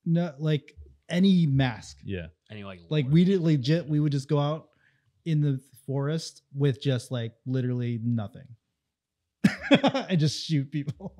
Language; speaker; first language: English; native; English